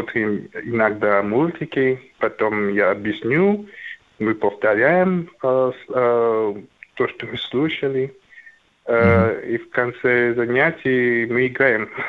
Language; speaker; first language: Russian; non-native, learner; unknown